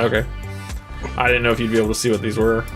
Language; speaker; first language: English; native; English